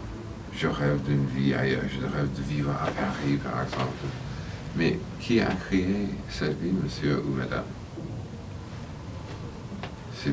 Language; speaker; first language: French; non-native, fluent; English